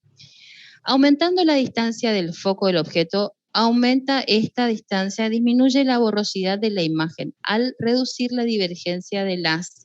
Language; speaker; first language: Spanish; native; Spanish